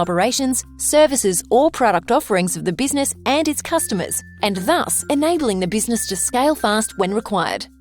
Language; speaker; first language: English; native; English